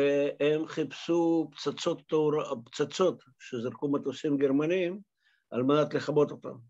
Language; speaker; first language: Hebrew; non-native, fluent; Russian